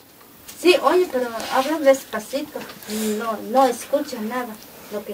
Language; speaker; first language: Spanish; non-native, local second language; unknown